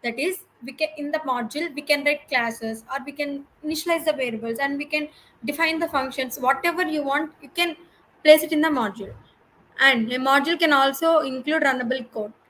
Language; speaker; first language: English; non-native, local second language; Telugu